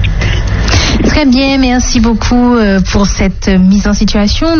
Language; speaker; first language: French; native; French